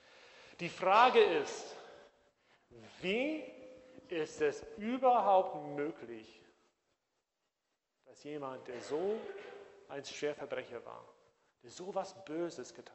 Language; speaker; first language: German; non-native, fluent; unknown